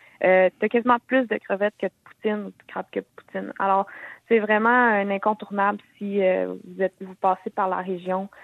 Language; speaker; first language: French; native; French